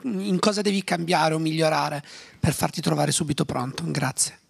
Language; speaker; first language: Italian; native; Italian